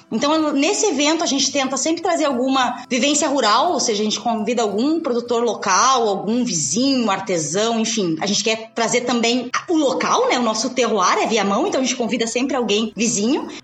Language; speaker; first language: Portuguese; native; Portuguese